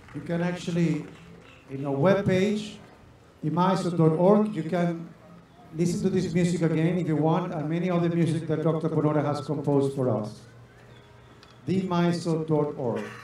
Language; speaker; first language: English; non-native, fluent; Spanish